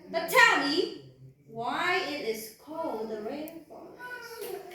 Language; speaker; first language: English; non-native, learner; Vietnamese